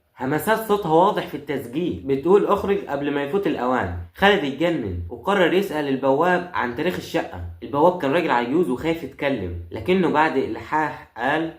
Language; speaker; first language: Arabic; native; Arabic